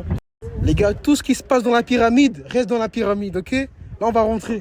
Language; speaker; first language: French; native; French